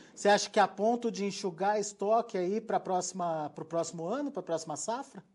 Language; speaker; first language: Portuguese; native; Portuguese